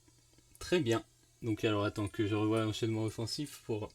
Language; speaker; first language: French; native; French